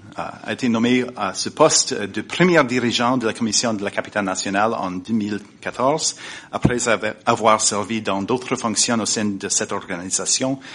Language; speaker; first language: French; non-native, fluent; English